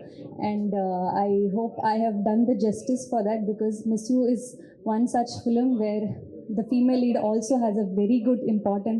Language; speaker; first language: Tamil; non-native, learner; Kannada